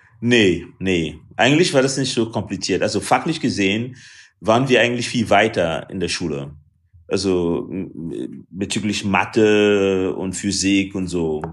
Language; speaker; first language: German; non-native, fluent; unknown